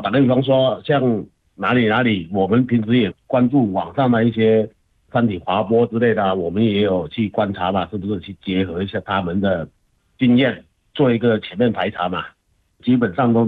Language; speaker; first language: Chinese; native; Chinese